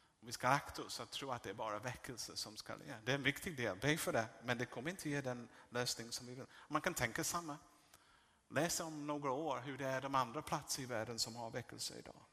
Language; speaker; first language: Swedish; non-native, fluent; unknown